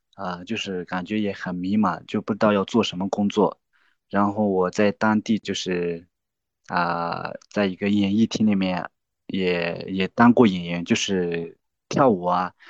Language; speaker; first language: Chinese; non-native, local second language; Tibetan